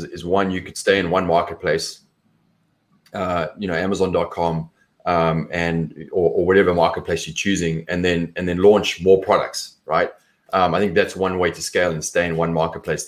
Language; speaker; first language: English; native; English